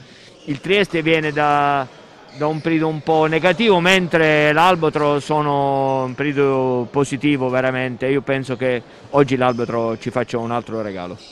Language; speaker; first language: Italian; native; Italian